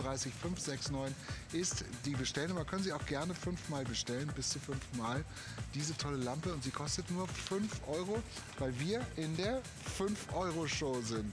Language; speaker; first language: German; native; German